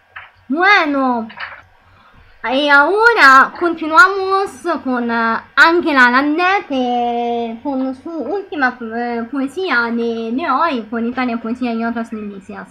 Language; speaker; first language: Spanish; non-native, fluent; Italian